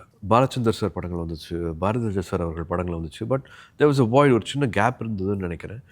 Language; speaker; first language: Tamil; native; Tamil